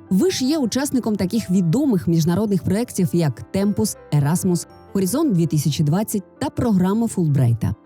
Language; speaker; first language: Ukrainian; native; Ukrainian